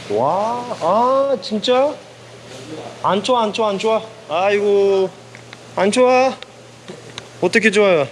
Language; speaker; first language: Korean; non-native, learner; Kazakh